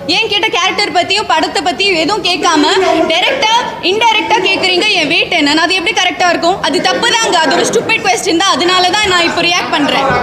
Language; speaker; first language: Tamil; non-native, local second language; Malayalam